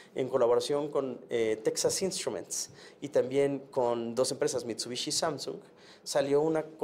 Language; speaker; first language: Spanish; native; Spanish